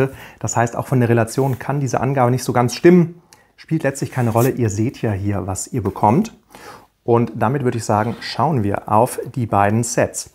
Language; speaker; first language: German; native; German